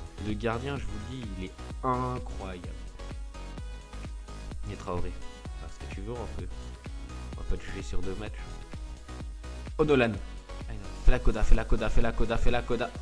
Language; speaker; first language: French; native; French